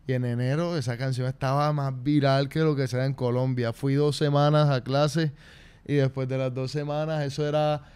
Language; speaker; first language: Spanish; native; Spanish